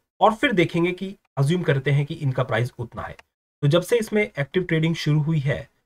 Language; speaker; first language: Hindi; native; Hindi